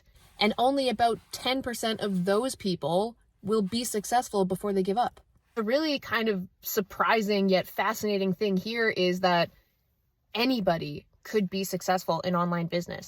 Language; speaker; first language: English; native; English